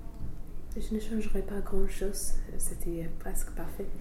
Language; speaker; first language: French; non-native, fluent; English